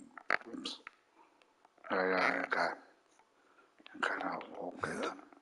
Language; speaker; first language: German; non-native, learner; Vietnamese